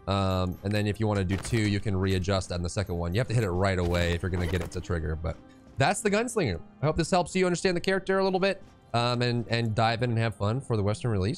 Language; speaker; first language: English; native; English